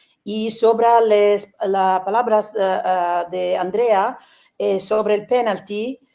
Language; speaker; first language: Spanish; non-native, learner; Italian